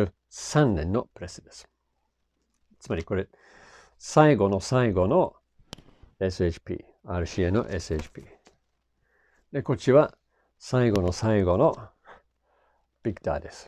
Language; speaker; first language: Japanese; non-native, fluent; English